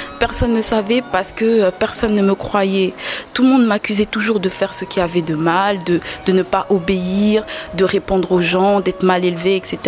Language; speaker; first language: French; early bilingual, other home language; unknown